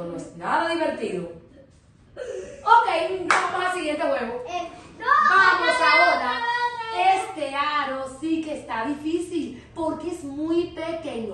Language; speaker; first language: Spanish; native; Spanish